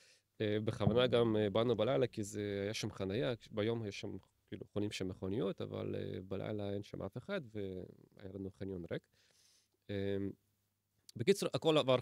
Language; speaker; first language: Hebrew; native; Hebrew